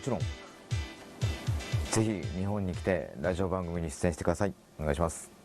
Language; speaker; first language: Japanese; native; Japanese